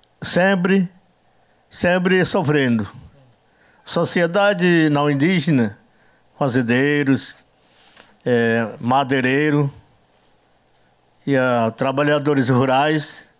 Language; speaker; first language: Portuguese; non-native, learner; Yanomámi